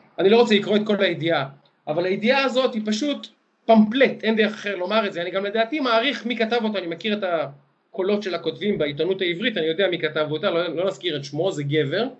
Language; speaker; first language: Hebrew; native; Hebrew